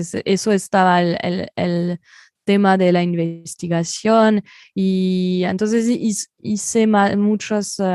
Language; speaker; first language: Spanish; non-native, fluent; French